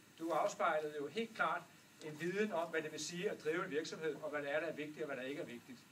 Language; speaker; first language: Danish; native; Danish